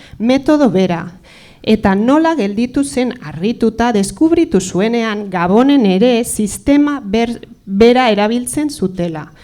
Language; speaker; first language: Basque; early bilingual, other home language; Spanish